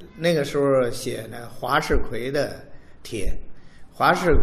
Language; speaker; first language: Chinese; native; Chinese